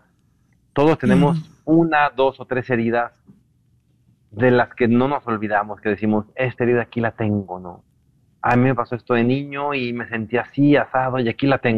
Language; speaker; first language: Spanish; native; Spanish